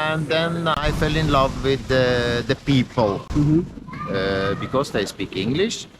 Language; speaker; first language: English; non-native, fluent; Norwegian